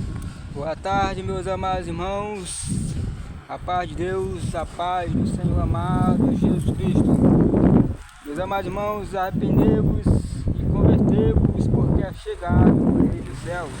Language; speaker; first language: Portuguese; native; Portuguese